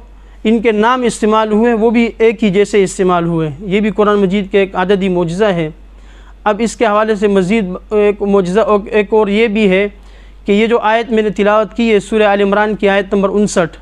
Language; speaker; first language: Urdu; native; Urdu